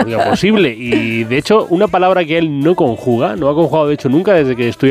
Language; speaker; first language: Spanish; native; Spanish